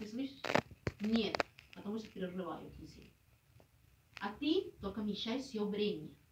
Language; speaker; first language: Russian; non-native, fluent; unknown